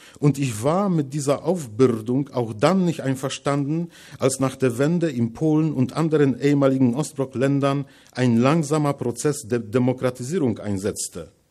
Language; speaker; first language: German; non-native, fluent; Polish